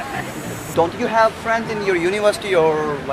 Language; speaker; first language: English; non-native, learner; Urdu